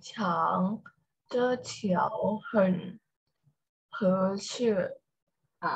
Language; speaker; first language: Chinese; non-native, learner; Thai